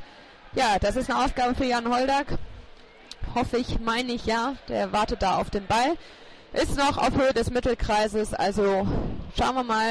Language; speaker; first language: German; native; German